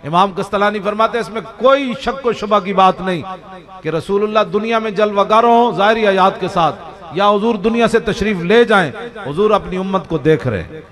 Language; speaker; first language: Urdu; non-native, local second language; Punjabi